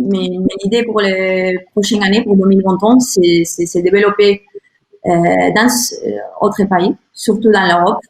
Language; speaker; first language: French; non-native, learner; Spanish